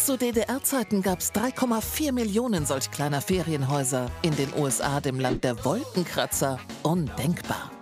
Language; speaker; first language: German; native; German